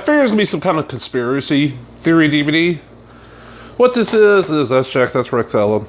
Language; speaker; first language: English; native; English